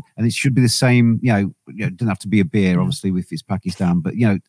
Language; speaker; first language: English; native; English